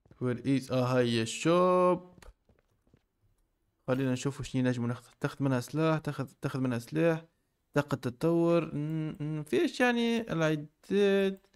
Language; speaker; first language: Arabic; native; Arabic